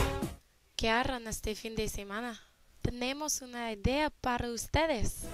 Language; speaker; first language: Spanish; non-native, learner; English